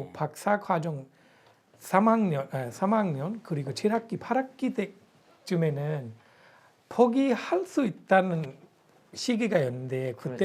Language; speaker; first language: Korean; non-native, fluent; Punjabi